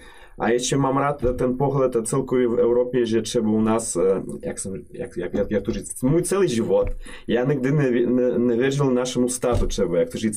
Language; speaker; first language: Czech; non-native, fluent; Russian